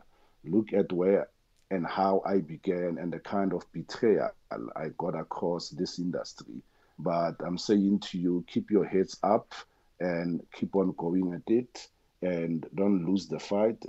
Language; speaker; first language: English; non-native, local second language; Tswana